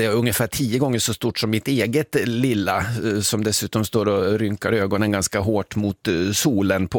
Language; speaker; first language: Swedish; native; Swedish